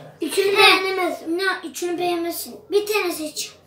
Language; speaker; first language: Turkish; early bilingual, heritage; Turkish